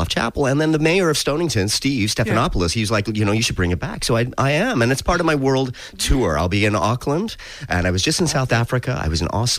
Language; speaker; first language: English; native; English